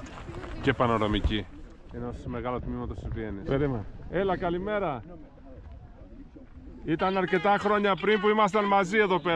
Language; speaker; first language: Greek; native; Greek